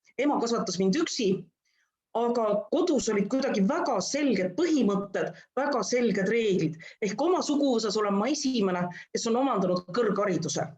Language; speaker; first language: Estonian; non-native, local second language; Russian